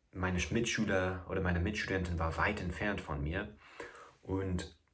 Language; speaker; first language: German; non-native, learner; English